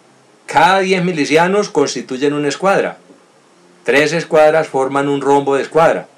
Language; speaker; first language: Spanish; native; Spanish